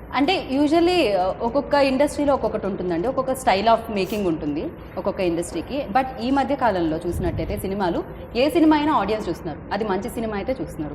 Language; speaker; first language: Telugu; native; Telugu